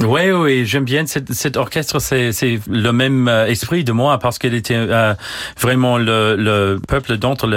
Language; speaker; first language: French; non-native, learner; English